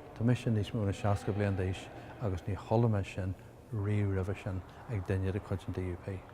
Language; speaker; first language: Irish; native; Irish